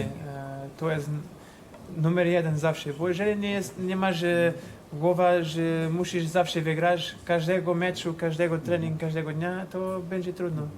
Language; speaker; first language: Polish; non-native, fluent; Portuguese